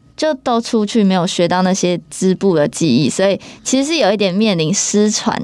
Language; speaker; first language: Chinese; native; Chinese